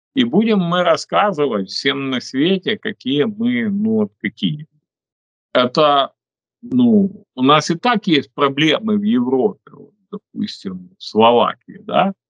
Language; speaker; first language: Russian; non-native, local second language; Ukrainian